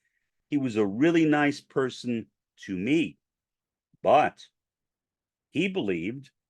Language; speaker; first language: English; native; English